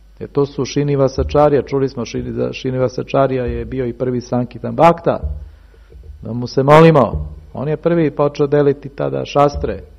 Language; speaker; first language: Serbian; early bilingual, heritage; Serbian